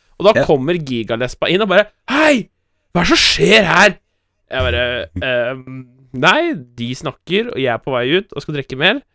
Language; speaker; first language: Norwegian; native; Norwegian